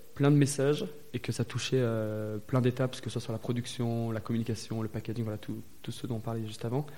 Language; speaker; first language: French; native; French